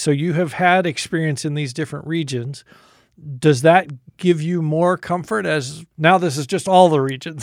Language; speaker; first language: English; native; English